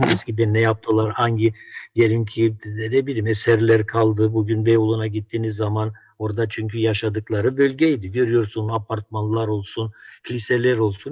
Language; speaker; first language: Turkish; non-native, local second language; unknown